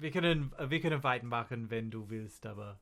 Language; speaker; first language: German; non-native, learner; English